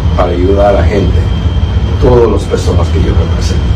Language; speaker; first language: Spanish; early bilingual, heritage; Spanish